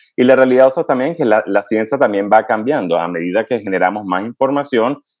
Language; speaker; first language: Spanish; native; Spanish